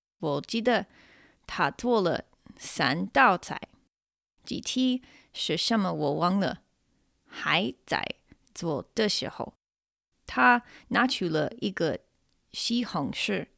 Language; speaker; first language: Chinese; non-native, fluent; English